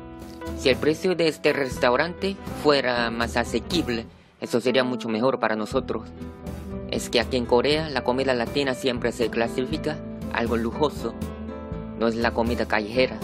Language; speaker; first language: Spanish; non-native, fluent; Korean